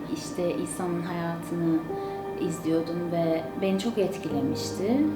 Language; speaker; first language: Turkish; early bilingual, other home language; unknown